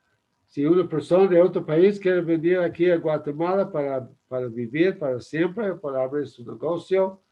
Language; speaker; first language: Spanish; non-native, learner; English